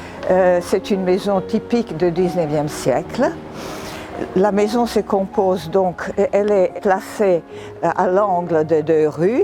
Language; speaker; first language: French; non-native, fluent; Serbian